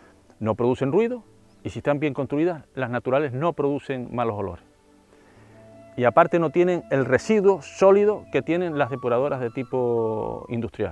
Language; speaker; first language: Spanish; native; Spanish